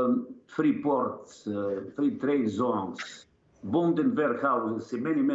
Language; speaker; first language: English; non-native, learner; Serbian